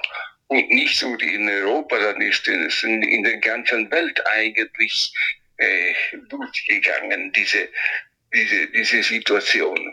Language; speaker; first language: German; non-native, fluent; Italian